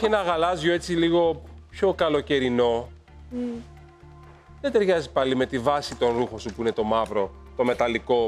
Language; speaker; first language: Greek; native; Greek